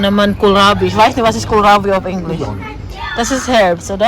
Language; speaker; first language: German; non-native, learner; Cebuano